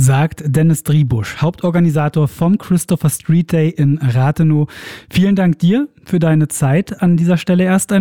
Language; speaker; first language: German; native; German